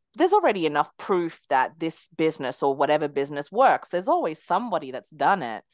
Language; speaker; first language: English; early bilingual, other home language; Spanish